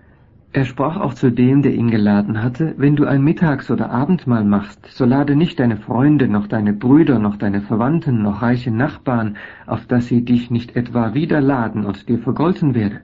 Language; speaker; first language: German; native; German